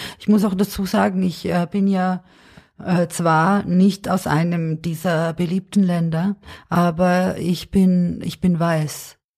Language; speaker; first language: German; early bilingual, other home language; Serbian